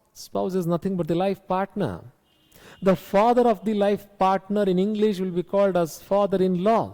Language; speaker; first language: English; non-native, local second language; Kannada